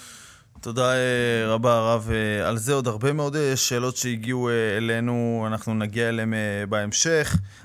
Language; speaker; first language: Hebrew; native; Hebrew